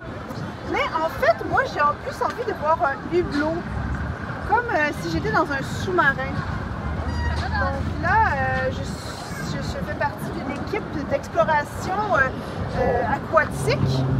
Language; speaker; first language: French; native; French